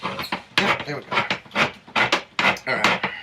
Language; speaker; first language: English; native; English